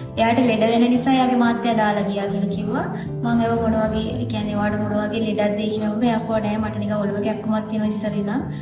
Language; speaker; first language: Sinhala; native; Sinhala